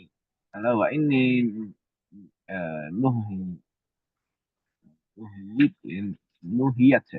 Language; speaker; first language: Arabic; non-native, learner; Indonesian